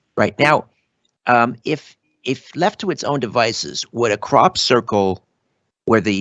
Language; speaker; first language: English; native; English